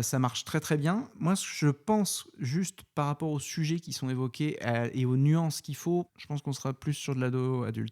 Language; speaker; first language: French; native; French